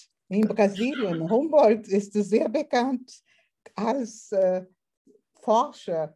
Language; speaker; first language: German; non-native, fluent; Portuguese